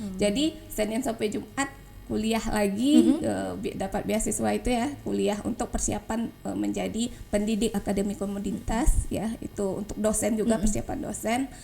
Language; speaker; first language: Indonesian; non-native, local second language; Minangkabau